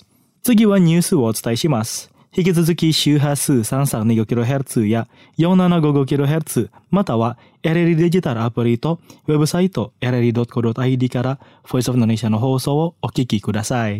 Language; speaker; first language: Japanese; non-native, fluent; Indonesian